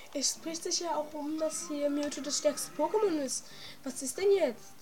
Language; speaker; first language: German; native; German